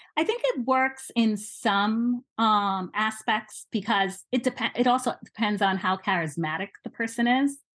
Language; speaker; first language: English; native; English